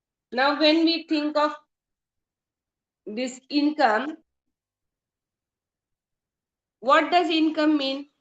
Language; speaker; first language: English; non-native, local second language; Hindi